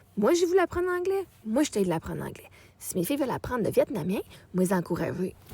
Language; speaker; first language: French; native; French